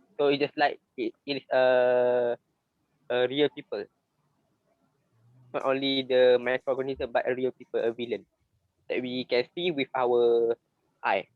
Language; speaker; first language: English; non-native, learner; Malay